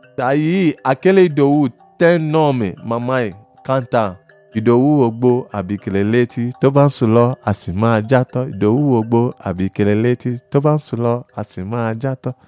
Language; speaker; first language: Portuguese; non-native, learner; Igbo